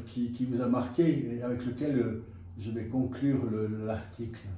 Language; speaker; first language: French; native; French